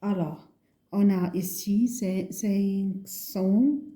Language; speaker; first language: French; non-native, local second language; Arabic